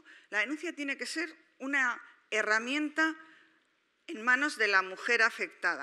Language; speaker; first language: Spanish; native; Spanish